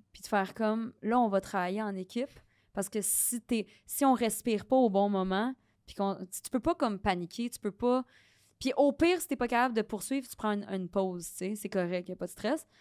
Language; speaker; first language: French; native; French